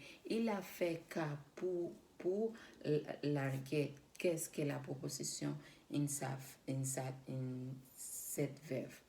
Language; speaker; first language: French; non-native, learner; Spanish